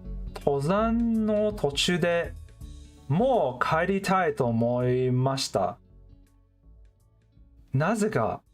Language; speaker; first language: Japanese; non-native, learner; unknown